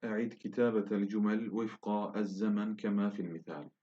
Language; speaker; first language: Arabic; non-native, fluent; Turkish